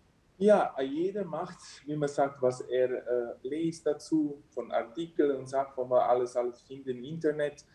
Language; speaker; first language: German; early bilingual, heritage; German